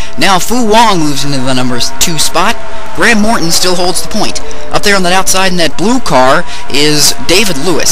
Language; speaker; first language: English; native; English